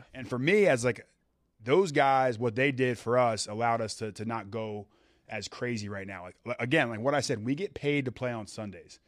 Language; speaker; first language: English; native; English